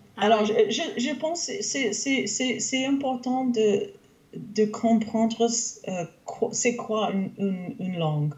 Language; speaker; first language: French; non-native, fluent; English